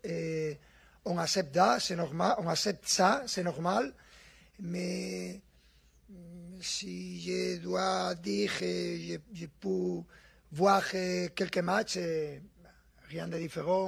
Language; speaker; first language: French; non-native, fluent; Spanish